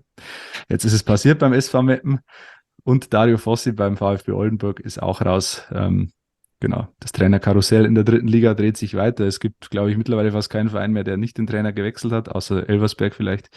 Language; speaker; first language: German; native; German